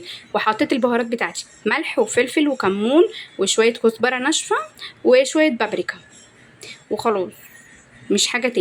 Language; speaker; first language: Arabic; native; Arabic